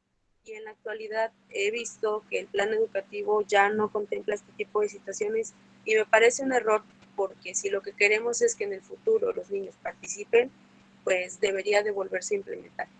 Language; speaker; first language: Spanish; native; Spanish